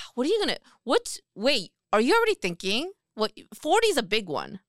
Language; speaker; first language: English; early bilingual, other home language; Korean